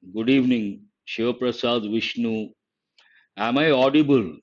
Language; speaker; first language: English; non-native, local second language; Telugu